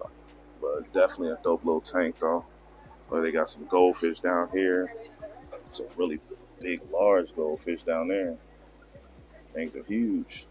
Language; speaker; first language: English; native; English